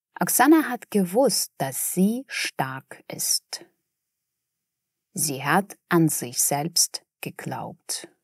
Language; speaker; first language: German; non-native, fluent; Russian